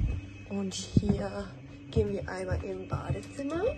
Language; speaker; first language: German; native; German